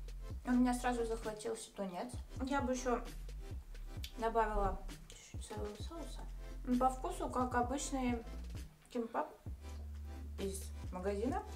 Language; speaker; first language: Russian; native; Russian